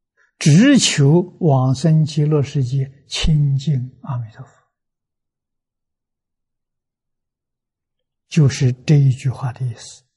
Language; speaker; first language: Chinese; native; Chinese